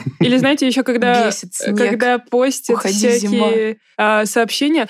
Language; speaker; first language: Russian; native; Russian